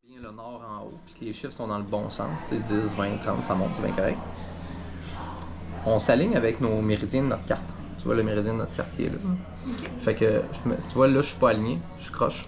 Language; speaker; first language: French; native; French